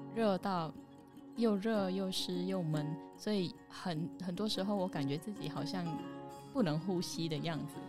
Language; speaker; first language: Chinese; non-native, fluent; Vietnamese